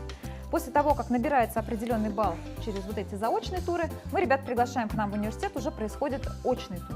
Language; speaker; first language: Russian; native; Russian